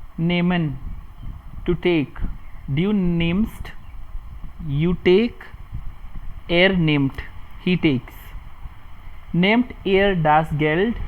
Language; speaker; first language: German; non-native, fluent; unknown